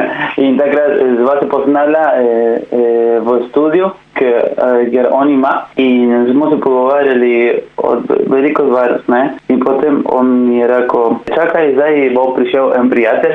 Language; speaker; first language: Slovenian; non-native, learner; Spanish